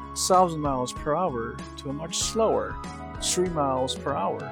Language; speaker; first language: English; non-native, fluent; Chinese